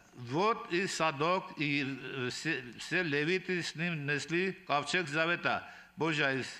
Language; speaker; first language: Russian; non-native, local second language; Armenian